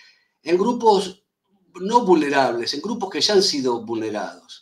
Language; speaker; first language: Spanish; native; Spanish